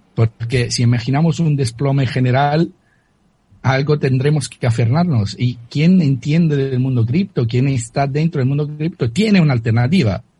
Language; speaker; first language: Spanish; non-native, fluent; Italian